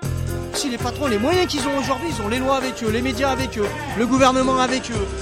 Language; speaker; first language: French; native; French